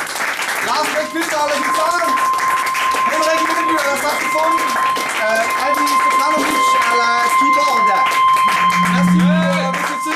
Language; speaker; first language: French; non-native, learner; Danish